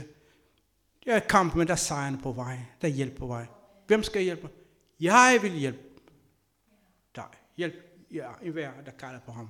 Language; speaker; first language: Danish; non-native, fluent; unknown